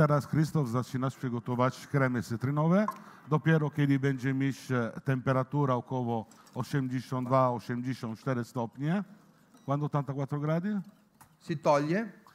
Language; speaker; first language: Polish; non-native, learner; Italian